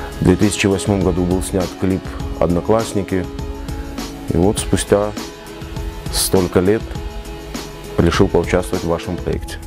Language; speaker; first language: Russian; non-native, local second language; Ossetic